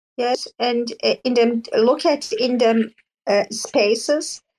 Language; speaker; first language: English; non-native, learner; Persian